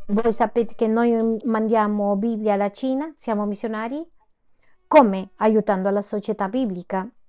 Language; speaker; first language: Italian; non-native, fluent; Spanish